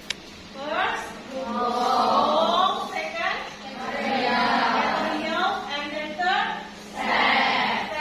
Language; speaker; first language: English; non-native, fluent; Indonesian